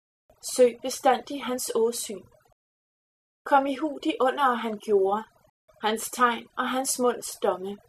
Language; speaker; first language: Danish; native; Danish